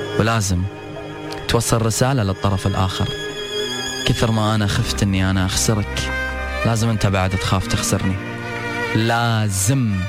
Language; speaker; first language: Arabic; native; Arabic